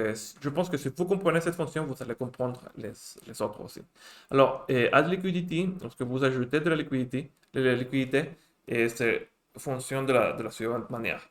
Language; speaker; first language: French; non-native, fluent; Spanish